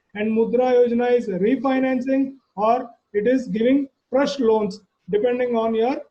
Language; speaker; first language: English; non-native, local second language; Kannada